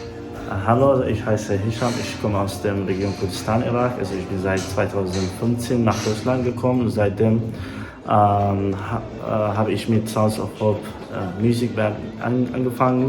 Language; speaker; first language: German; non-native, learner; Kurdish